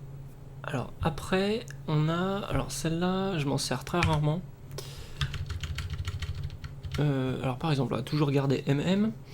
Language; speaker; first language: French; native; French